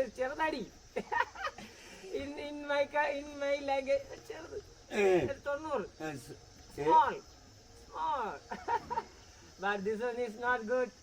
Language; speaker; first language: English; non-native, learner; Malayalam